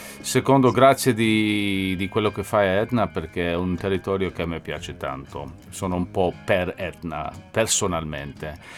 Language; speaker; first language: Italian; non-native, fluent; English